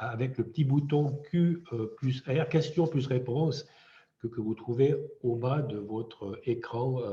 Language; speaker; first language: French; native; French